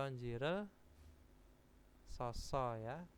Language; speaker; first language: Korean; non-native, fluent; Indonesian